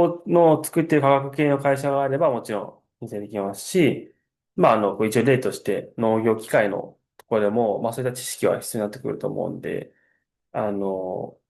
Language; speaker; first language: Japanese; native; Japanese